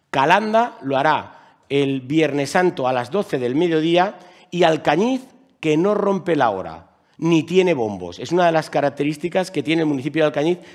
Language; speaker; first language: Spanish; native; Spanish